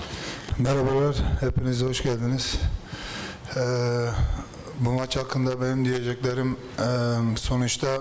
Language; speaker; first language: Turkish; early bilingual, heritage; Turkish